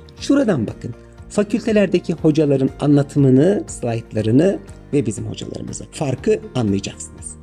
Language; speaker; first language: Turkish; native; Turkish